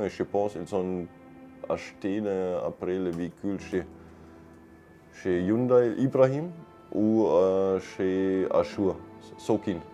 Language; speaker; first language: French; non-native, learner; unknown